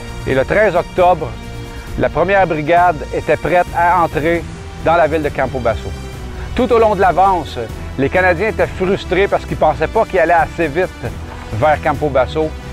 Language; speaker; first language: French; native; French